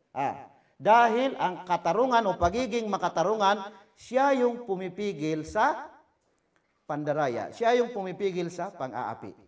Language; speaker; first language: Filipino; non-native, local second language; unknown